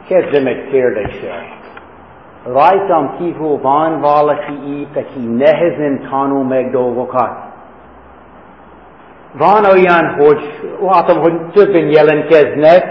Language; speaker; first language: Hungarian; non-native, fluent; English